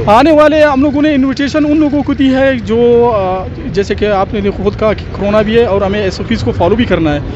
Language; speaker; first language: Urdu; non-native, local second language; Brahui